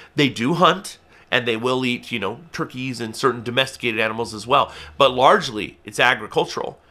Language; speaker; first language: English; native; English